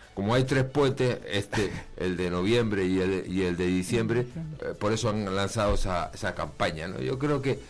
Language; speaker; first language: Spanish; native; Spanish